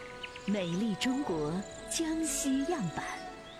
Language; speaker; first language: Chinese; native; Chinese